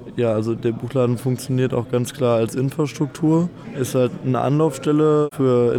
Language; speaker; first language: German; native; German